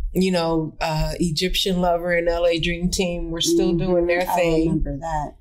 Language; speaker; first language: English; native; English